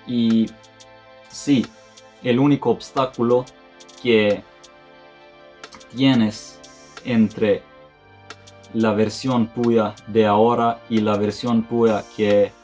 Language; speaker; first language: Spanish; non-native, fluent; Serbian